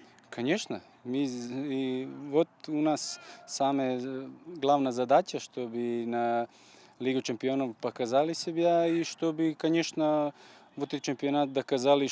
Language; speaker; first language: Russian; non-native, fluent; Serbian